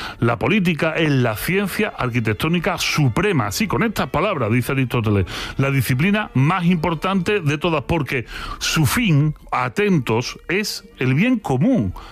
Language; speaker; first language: Spanish; native; Spanish